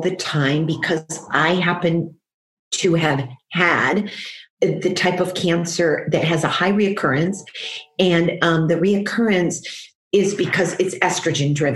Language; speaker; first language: English; native; English